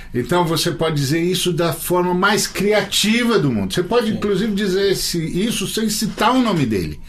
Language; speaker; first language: Portuguese; native; Portuguese